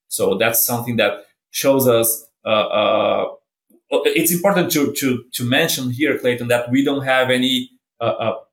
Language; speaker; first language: English; non-native, fluent; Portuguese